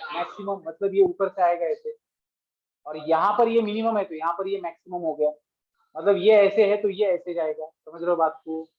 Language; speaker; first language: Hindi; non-native, local second language; Marathi